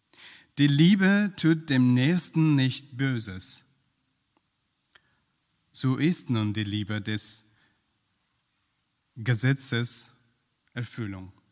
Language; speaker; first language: German; non-native, fluent; Persian